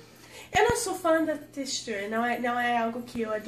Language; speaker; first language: Portuguese; non-native, fluent; English